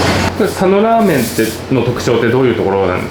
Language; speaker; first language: Japanese; native; Japanese